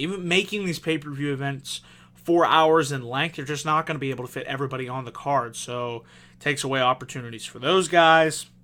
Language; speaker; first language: English; native; English